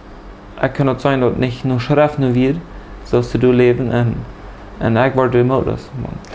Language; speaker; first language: German; early bilingual, heritage; Plautdietsch